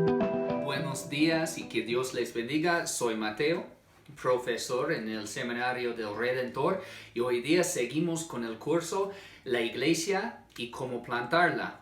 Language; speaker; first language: Spanish; non-native, fluent; English